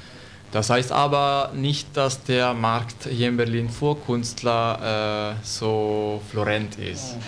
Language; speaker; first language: German; non-native, learner; Italian